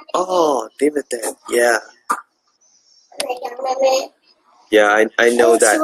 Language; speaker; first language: English; non-native, learner; Chinese